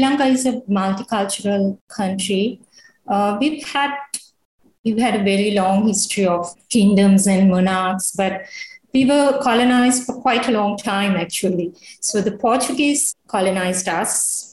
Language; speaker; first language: English; non-native, local second language; Sinhala